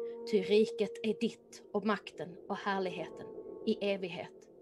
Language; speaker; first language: Swedish; native; Swedish